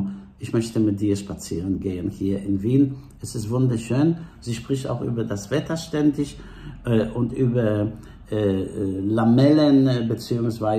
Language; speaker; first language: German; non-native, fluent; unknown